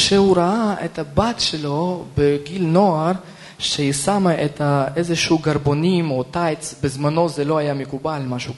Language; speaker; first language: Hebrew; non-native, fluent; Russian